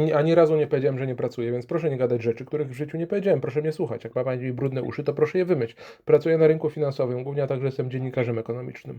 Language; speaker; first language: Polish; native; Polish